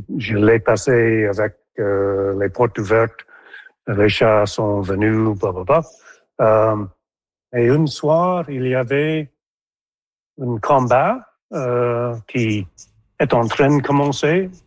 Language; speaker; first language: French; non-native, local second language; English